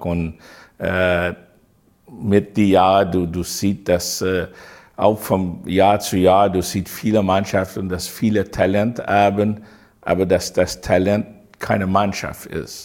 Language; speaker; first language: German; non-native, learner; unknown